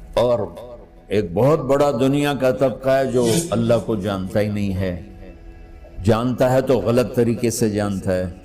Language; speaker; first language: Urdu; non-native, local second language; Punjabi